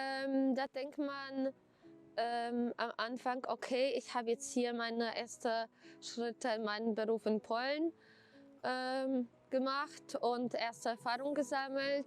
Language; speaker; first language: German; non-native, fluent; Polish